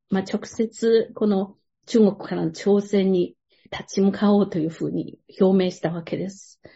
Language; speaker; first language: Japanese; non-native, fluent; Chinese